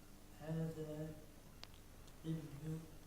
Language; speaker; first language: Arabic; non-native, learner; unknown